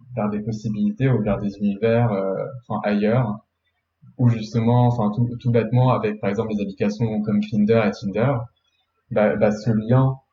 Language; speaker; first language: French; non-native, local second language; Arabic